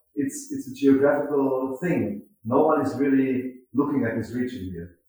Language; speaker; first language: English; non-native, fluent; German